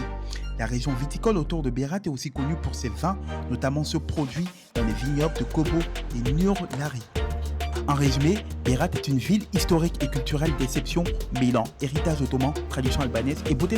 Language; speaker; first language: French; native; French